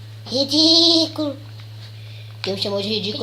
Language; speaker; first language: Portuguese; native; Portuguese